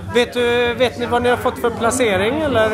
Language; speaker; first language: Swedish; native; Swedish